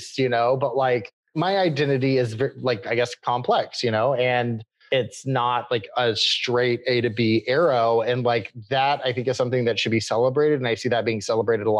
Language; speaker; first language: English; native; English